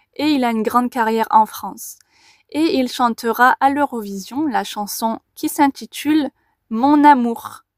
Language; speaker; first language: French; native; French